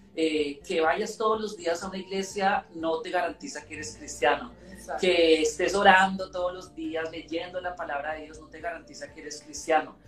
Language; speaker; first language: Spanish; native; Spanish